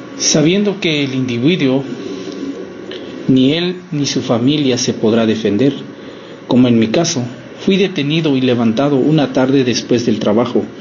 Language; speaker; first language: Spanish; non-native, local second language; Tzotzil